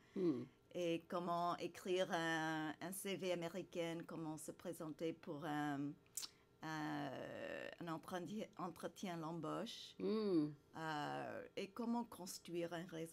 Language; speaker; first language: French; non-native, fluent; English